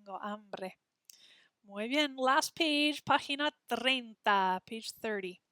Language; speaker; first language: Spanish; non-native, fluent; English